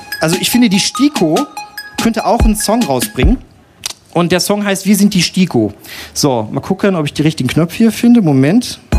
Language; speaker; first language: German; native; German